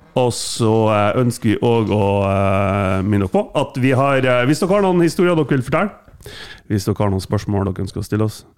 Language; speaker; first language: Norwegian; non-native, fluent; German